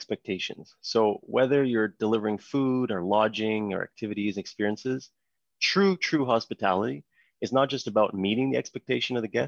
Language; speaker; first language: English; non-native, fluent; French